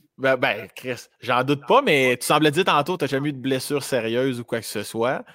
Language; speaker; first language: French; native; French